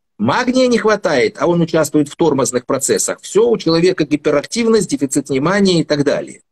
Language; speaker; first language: Russian; native; Russian